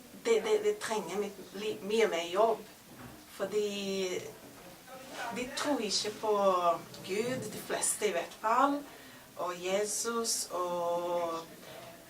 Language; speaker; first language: Norwegian; non-native, fluent; Portuguese